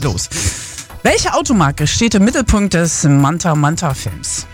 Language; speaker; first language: German; native; German